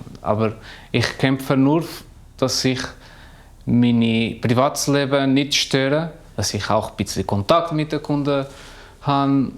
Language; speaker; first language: German; non-native, learner; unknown